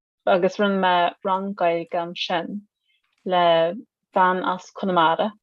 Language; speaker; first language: Irish; non-native, learner; English